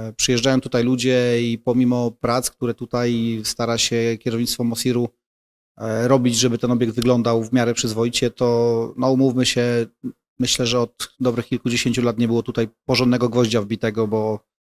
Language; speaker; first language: Polish; native; Polish